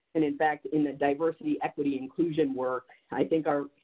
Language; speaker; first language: English; native; English